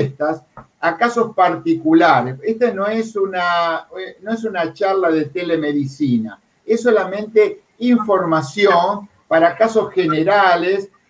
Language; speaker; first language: Spanish; native; Spanish